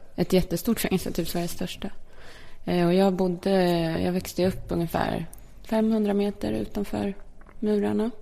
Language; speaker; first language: Swedish; early bilingual, other home language; Polish